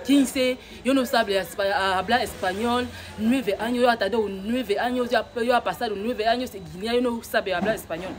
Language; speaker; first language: Spanish; non-native, learner; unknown